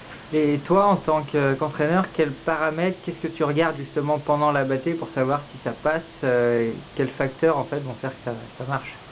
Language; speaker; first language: French; native; French